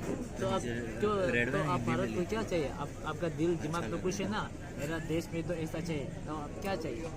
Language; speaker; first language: Hindi; non-native, learner; Tibetan